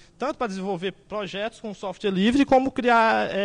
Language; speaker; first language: Portuguese; native; Portuguese